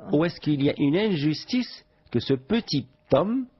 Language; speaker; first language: French; non-native, local second language; Arabic